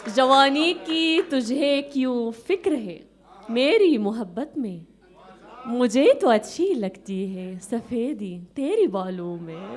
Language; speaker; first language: Urdu; non-native, fluent; Arabic